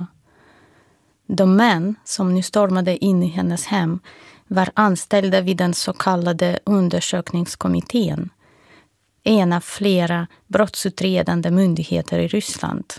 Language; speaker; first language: Swedish; non-native, fluent; Russian